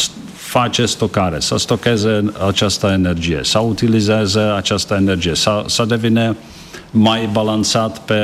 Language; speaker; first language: Romanian; non-native, learner; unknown